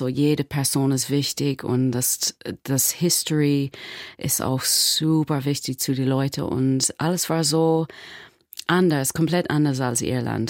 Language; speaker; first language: German; non-native, learner; English